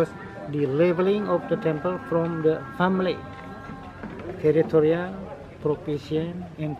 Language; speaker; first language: English; non-native, learner; Indonesian